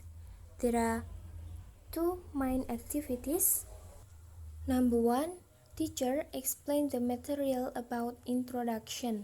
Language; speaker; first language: English; non-native, learner; Indonesian